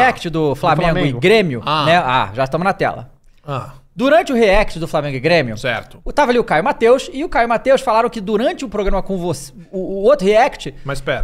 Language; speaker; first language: Portuguese; native; Portuguese